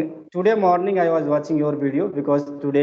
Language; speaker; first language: English; non-native, fluent; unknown